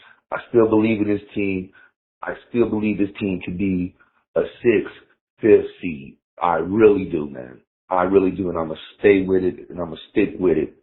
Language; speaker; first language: English; native; English